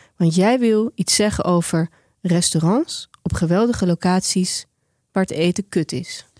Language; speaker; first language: Dutch; native; Dutch